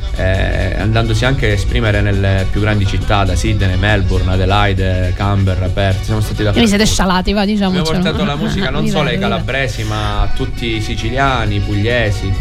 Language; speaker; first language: Italian; native; Italian